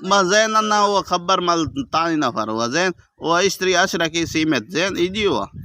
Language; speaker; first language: Arabic; non-native, learner; Urdu